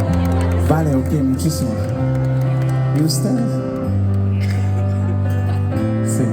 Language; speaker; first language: Spanish; non-native, learner; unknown